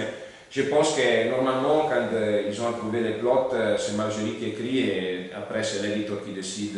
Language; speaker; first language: French; non-native, learner; Italian